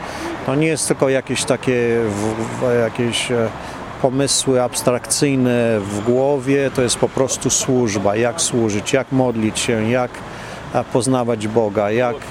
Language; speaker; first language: Polish; early bilingual, heritage; Polish